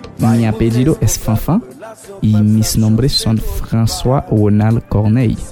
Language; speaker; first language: Spanish; non-native, fluent; Haitian Creole